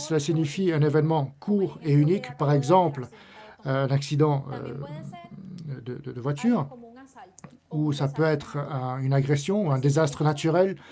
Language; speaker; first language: French; native; French